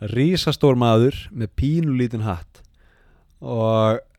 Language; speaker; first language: Icelandic; native; Icelandic